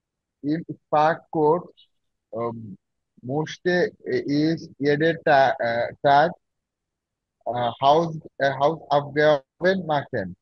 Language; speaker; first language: German; non-native, learner; Bangla